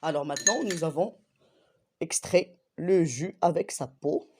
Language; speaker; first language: French; non-native, local second language; Arabic